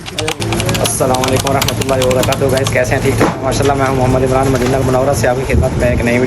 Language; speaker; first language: Hindi; native; Hindi